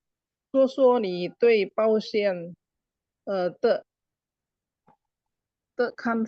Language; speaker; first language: Chinese; non-native, learner; Indonesian